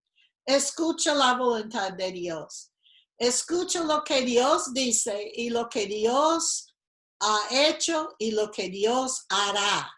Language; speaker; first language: Spanish; non-native, fluent; English